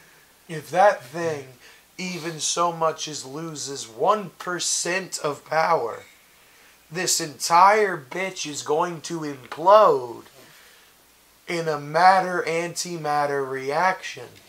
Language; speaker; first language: English; native; English